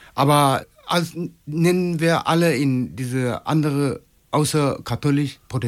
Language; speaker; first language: German; non-native, learner; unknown